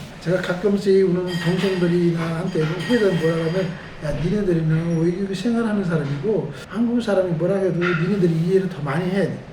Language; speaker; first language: Korean; non-native, fluent; Nepali